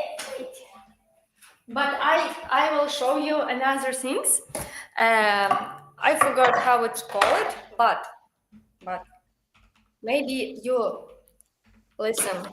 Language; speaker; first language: English; non-native, learner; Ukrainian